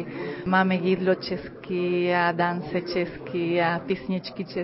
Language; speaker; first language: Czech; early bilingual, heritage; Czech